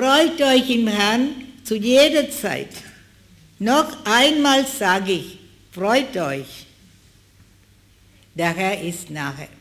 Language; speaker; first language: German; non-native, fluent; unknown